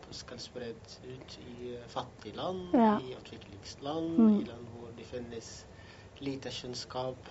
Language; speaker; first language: Norwegian; non-native, fluent; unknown